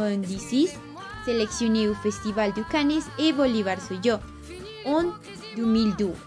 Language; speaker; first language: French; non-native, learner; Spanish